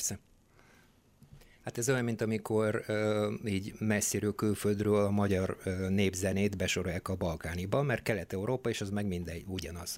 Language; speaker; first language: Hungarian; non-native, fluent; Bulgarian